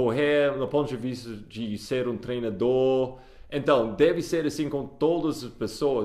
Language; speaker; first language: Portuguese; non-native, fluent; English